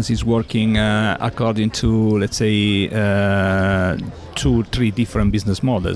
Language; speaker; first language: English; non-native, fluent; Italian